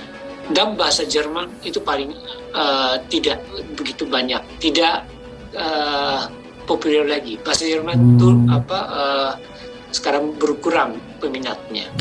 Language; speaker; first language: Indonesian; non-native, fluent; Japanese